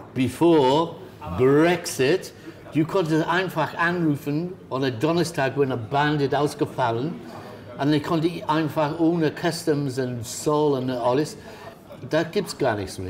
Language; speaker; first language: German; non-native, learner; English